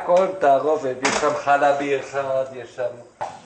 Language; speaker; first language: Hebrew; non-native, fluent; German